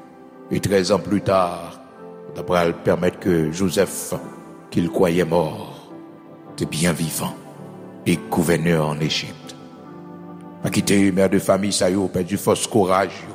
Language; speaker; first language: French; non-native, local second language; Haitian Creole